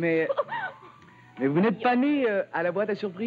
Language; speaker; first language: French; native; French